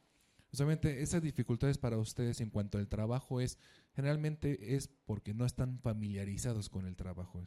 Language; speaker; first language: Spanish; native; Spanish